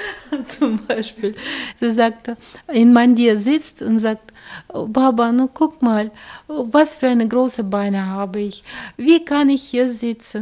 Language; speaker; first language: German; non-native, fluent; Russian